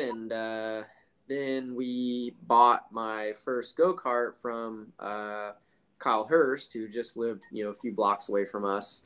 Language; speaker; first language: English; native; English